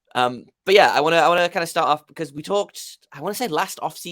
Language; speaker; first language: English; native; English